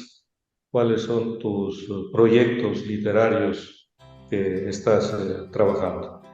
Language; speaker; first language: Spanish; native; Spanish